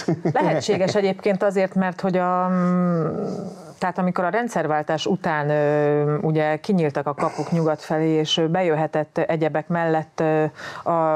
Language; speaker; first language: Hungarian; native; Hungarian